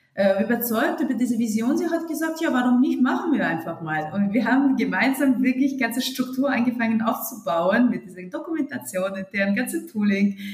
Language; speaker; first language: German; non-native, fluent; Russian